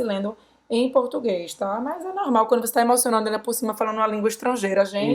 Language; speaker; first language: Portuguese; native; Portuguese